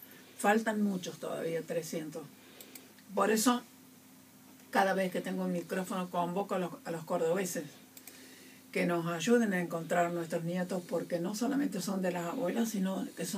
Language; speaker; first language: Spanish; native; Spanish